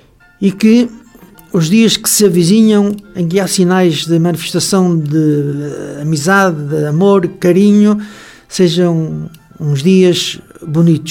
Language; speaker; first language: Portuguese; native; Portuguese